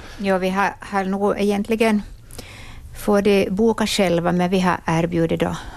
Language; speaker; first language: Swedish; native; Swedish